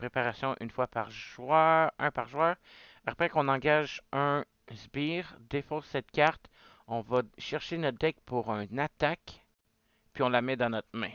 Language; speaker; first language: French; native; French